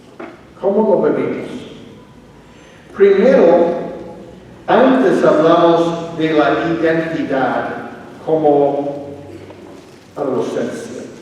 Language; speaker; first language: Spanish; non-native, fluent; English